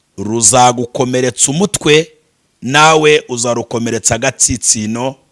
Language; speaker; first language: Kinyarwanda; native; Kinyarwanda